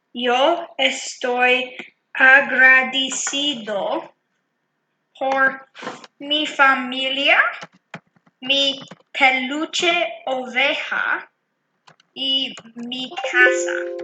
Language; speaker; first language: Spanish; non-native, learner; English